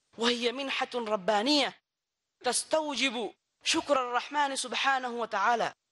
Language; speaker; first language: Arabic; non-native, fluent; Bangla